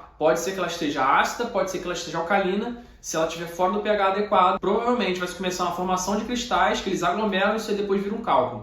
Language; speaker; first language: Portuguese; native; Portuguese